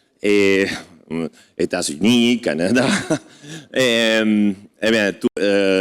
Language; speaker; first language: French; non-native, fluent; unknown